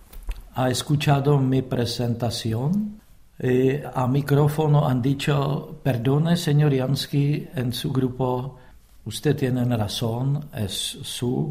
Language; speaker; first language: Spanish; non-native, fluent; Czech